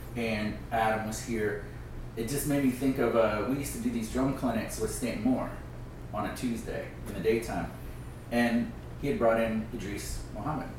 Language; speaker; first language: English; native; English